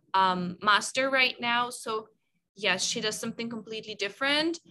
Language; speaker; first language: English; non-native, fluent; German